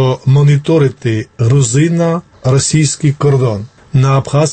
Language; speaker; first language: Ukrainian; non-native, fluent; Georgian